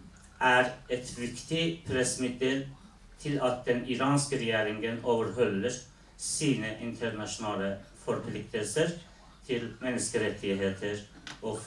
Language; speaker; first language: Norwegian; non-native, fluent; Persian